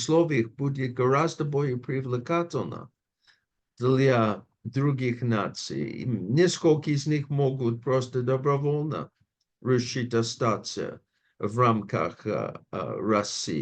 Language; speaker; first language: Russian; non-native, fluent; English